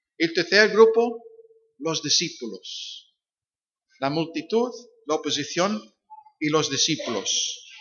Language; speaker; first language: Spanish; non-native, fluent; English